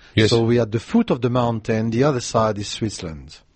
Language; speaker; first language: English; non-native, fluent; French